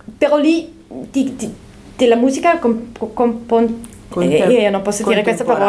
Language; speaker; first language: Italian; non-native, local second language; German